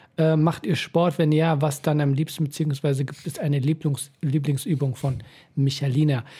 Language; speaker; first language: German; early bilingual, other home language; Persian